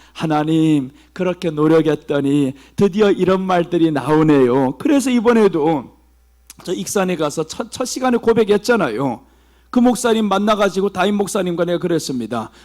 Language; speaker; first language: Korean; early bilingual, heritage; Korean